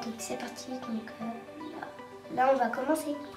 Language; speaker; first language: French; native; French